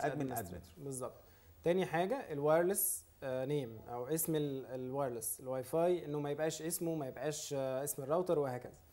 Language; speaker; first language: Arabic; native; Arabic